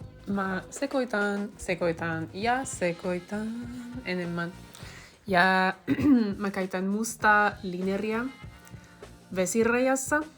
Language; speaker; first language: Finnish; non-native, fluent; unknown